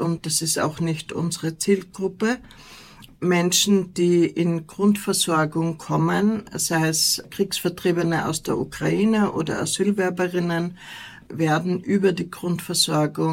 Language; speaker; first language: German; native; German